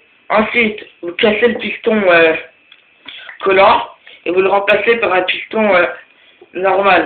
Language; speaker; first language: French; native; French